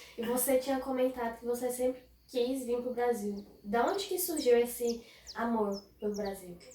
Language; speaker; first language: Portuguese; native; Portuguese